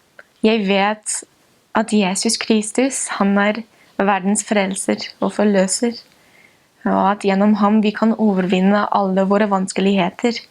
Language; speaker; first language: Norwegian; non-native, fluent; English